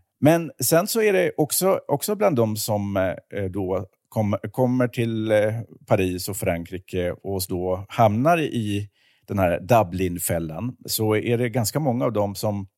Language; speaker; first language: Swedish; native; Swedish